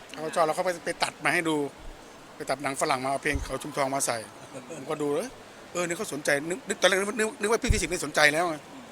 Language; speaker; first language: Thai; native; Thai